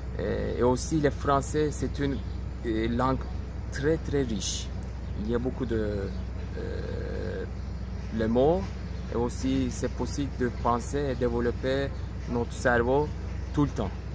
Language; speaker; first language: French; non-native, local second language; Turkish